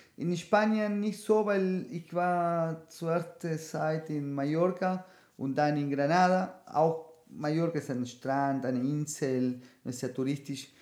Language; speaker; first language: German; non-native, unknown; Spanish